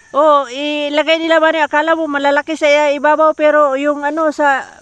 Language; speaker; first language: Filipino; native; Filipino